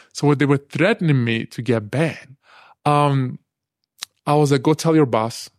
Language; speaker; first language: English; non-native, fluent; Turkish